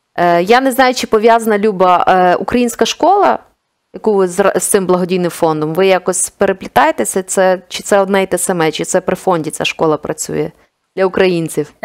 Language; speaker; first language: Ukrainian; native; Ukrainian